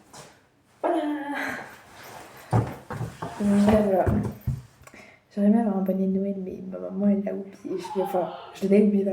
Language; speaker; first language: French; native; French